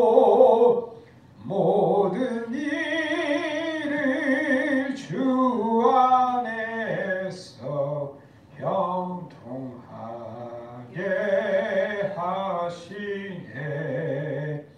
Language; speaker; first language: Korean; native; Korean